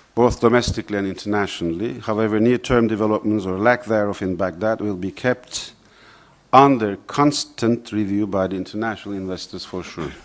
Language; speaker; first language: English; non-native, fluent; Turkish